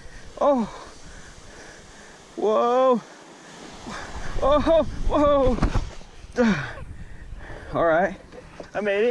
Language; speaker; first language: English; native; English